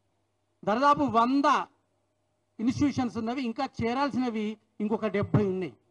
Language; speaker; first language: Telugu; native; Telugu